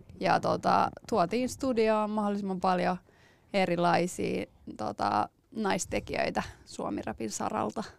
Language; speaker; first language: Finnish; native; Finnish